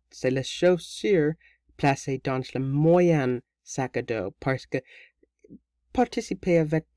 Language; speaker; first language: French; non-native, learner; English